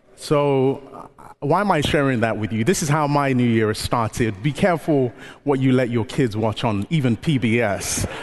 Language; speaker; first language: English; early bilingual, other home language; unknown